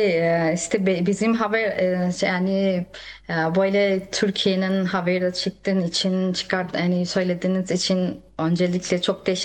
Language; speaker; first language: Turkish; non-native, fluent; Nepali